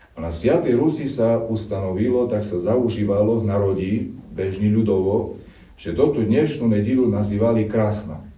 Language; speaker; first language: Slovak; non-native, local second language; Rusyn